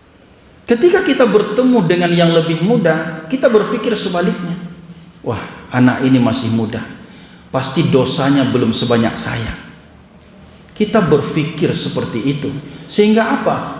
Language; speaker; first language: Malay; non-native, local second language; Minangkabau